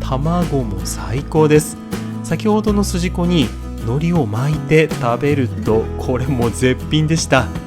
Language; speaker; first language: Japanese; native; Japanese